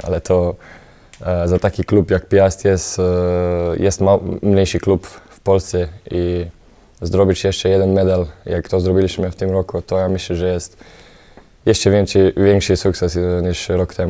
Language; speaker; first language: Polish; non-native, fluent; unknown